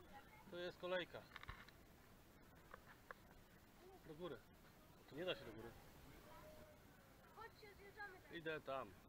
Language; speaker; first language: Polish; native; Polish